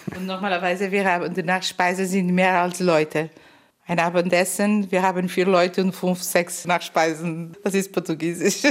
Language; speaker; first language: German; non-native, learner; Portuguese